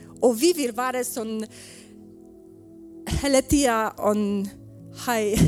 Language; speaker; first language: Swedish; non-native, learner; Polish